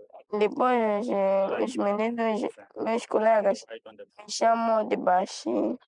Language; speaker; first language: Portuguese; non-native, local second language; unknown